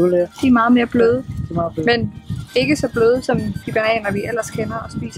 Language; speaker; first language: Danish; native; Danish